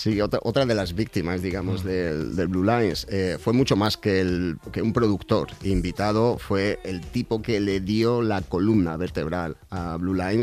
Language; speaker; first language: Spanish; native; Spanish